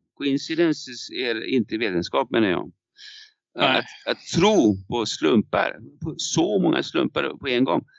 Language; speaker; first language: Swedish; non-native, fluent; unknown